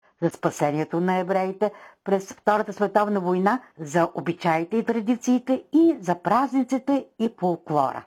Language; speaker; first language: Bulgarian; native; Bulgarian